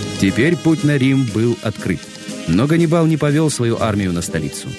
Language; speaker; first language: Russian; native; Russian